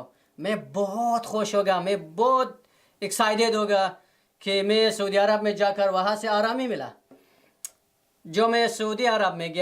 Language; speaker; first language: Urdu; non-native, learner; Persian